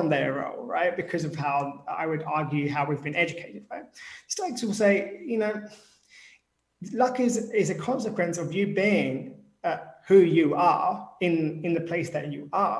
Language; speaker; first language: English; native; English